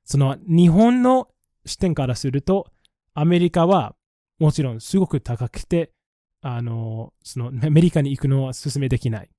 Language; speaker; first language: Japanese; non-native, fluent; English